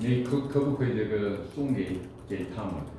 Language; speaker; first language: Chinese; non-native, fluent; Korean